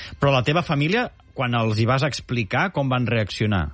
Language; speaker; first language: Catalan; native; Catalan